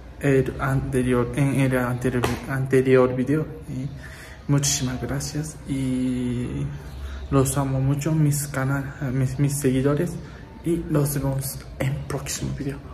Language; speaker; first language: Spanish; non-native, learner; Japanese